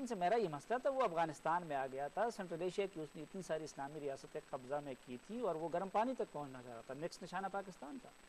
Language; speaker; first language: Urdu; non-native, local second language; Pashto